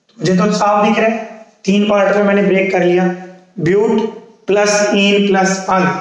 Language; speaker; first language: Hindi; native; Hindi